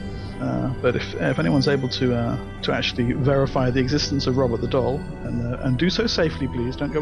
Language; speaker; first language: English; native; English